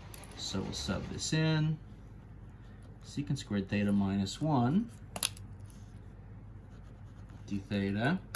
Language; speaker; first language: English; native; English